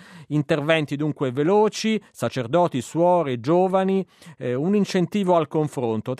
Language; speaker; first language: Italian; native; Italian